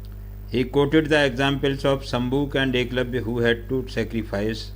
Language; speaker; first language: English; non-native, local second language; Hindi